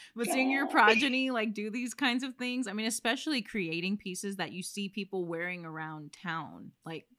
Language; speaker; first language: English; native; English